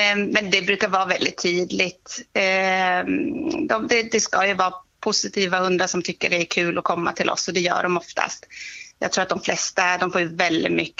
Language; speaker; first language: Swedish; native; Swedish